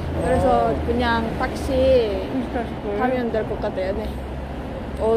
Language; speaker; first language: Korean; non-native, learner; Filipino